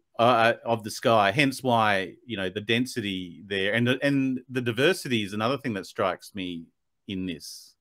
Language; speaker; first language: English; native; English